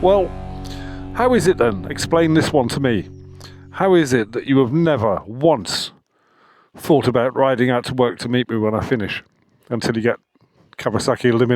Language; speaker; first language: English; native; English